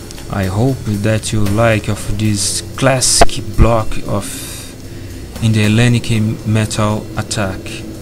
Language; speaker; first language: English; non-native, learner; Portuguese